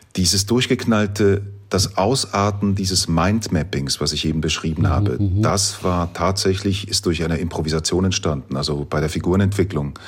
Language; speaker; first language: German; native; German